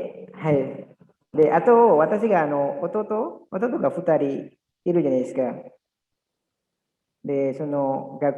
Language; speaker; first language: Japanese; non-native, learner; Indonesian